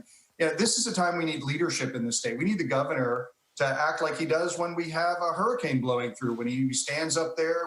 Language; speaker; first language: English; native; English